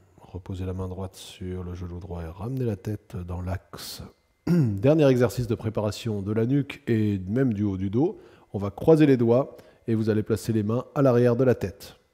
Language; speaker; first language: French; native; French